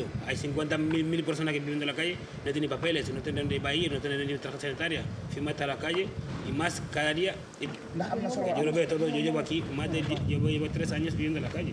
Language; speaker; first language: Spanish; non-native, learner; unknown